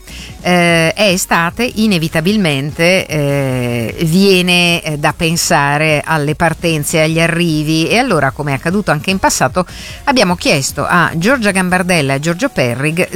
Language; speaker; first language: Italian; native; Italian